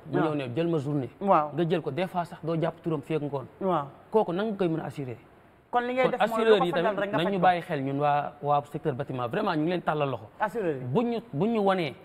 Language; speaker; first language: Wolof; native; Wolof